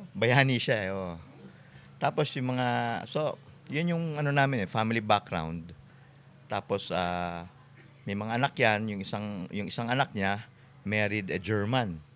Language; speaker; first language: Filipino; native; Filipino